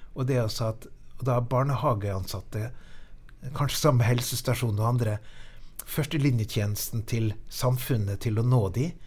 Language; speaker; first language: Norwegian; native; Norwegian